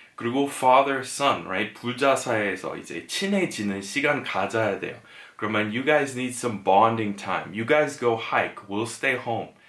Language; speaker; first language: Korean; non-native, fluent; English